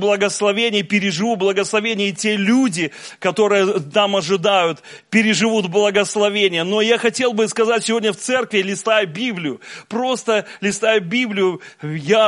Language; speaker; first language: Russian; native; Russian